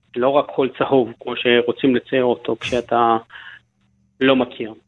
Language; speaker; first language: Hebrew; native; Hebrew